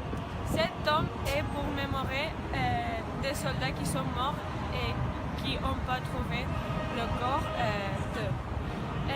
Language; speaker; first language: French; non-native, learner; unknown